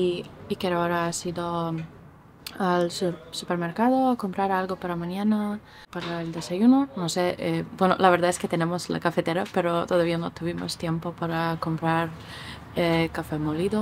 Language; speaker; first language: Spanish; non-native, fluent; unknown